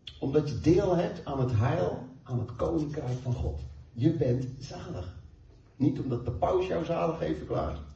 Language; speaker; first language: Dutch; native; Dutch